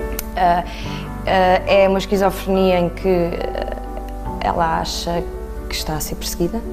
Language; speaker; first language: Portuguese; native; Portuguese